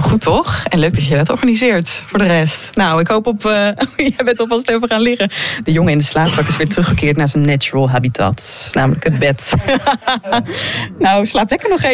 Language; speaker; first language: Dutch; native; Dutch